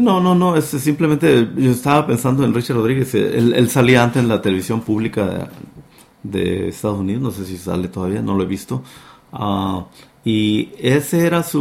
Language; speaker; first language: Spanish; native; Spanish